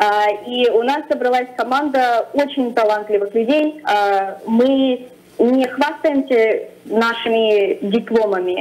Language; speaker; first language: Russian; early bilingual, other home language; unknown